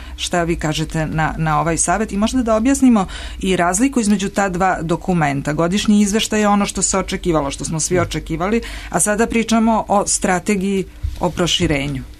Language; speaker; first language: Serbian; native; Serbian